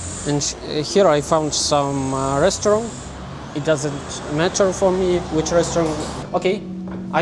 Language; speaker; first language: English; non-native, learner; Russian